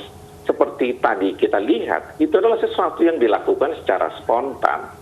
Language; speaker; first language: Indonesian; native; Indonesian